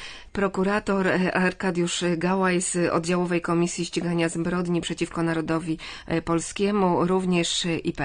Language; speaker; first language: Polish; native; Polish